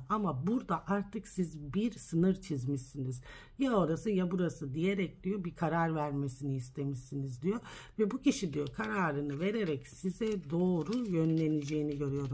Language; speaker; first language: Turkish; early bilingual, heritage; Turkish